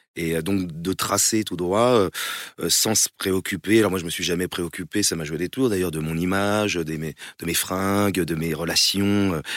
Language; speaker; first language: French; native; French